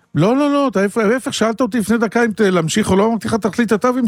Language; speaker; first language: Hebrew; native; Hebrew